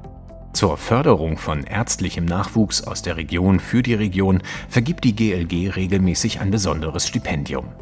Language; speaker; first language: German; native; German